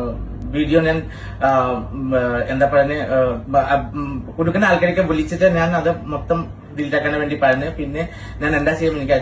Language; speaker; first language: Malayalam; non-native, fluent; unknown